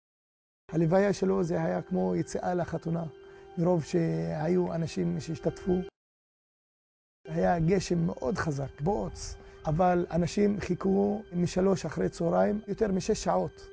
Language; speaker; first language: Hebrew; non-native, local second language; Arabic